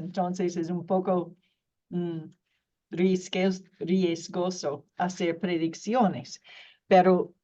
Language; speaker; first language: Spanish; non-native, fluent; English